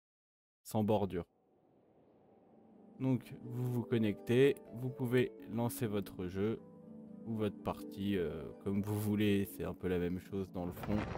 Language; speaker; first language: French; native; French